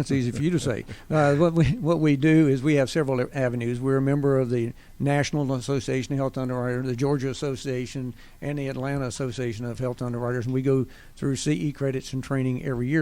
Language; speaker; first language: English; native; English